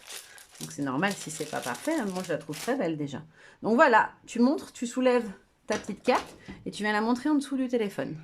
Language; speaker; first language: French; native; French